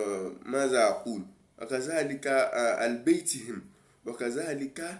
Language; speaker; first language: Arabic; non-native, learner; Yoruba